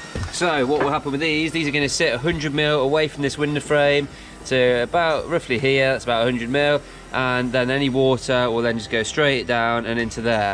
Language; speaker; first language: English; native; English